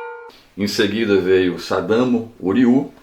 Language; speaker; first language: Portuguese; native; Portuguese